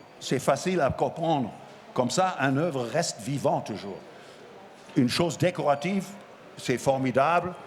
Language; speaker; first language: French; non-native, fluent; German